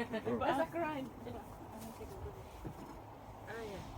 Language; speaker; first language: Dutch; non-native, learner; Cebuano